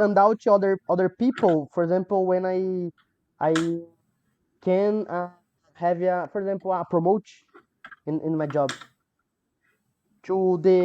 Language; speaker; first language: English; non-native, learner; Portuguese